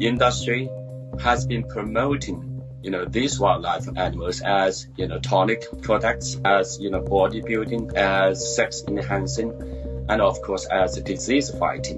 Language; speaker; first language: English; non-native, fluent; Chinese